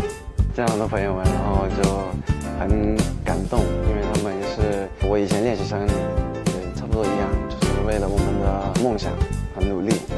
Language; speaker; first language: Chinese; early bilingual, heritage; English